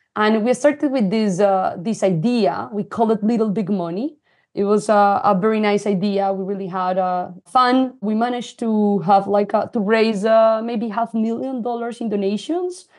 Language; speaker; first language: English; non-native, fluent; Spanish